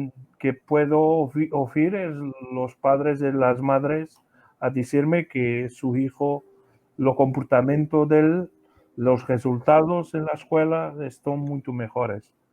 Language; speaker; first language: Spanish; non-native, learner; Portuguese